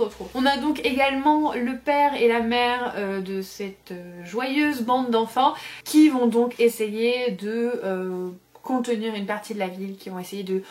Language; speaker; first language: French; native; French